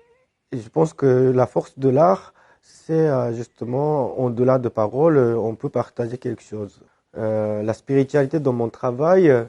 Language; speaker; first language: French; non-native, fluent; Japanese